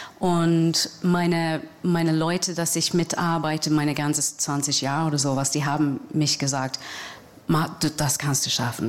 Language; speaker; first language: German; non-native, fluent; English